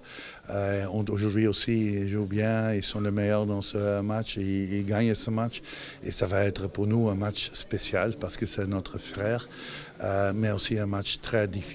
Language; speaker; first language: French; non-native, local second language; Dutch